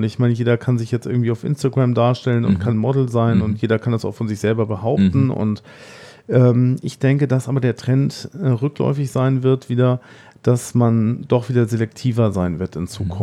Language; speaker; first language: German; native; German